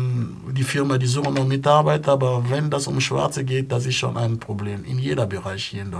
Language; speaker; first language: German; non-native, fluent; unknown